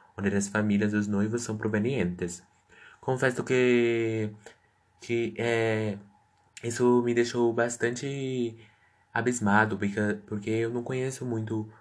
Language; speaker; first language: Portuguese; non-native, fluent; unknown